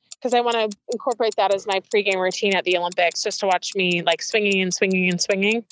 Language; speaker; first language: English; native; English